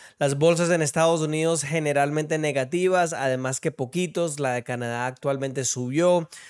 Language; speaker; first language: Spanish; early bilingual, heritage; Spanish